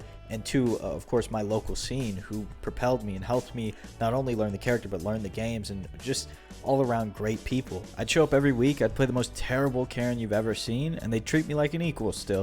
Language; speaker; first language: English; native; English